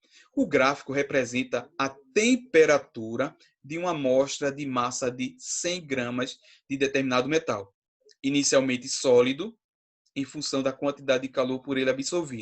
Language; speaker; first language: Portuguese; native; Portuguese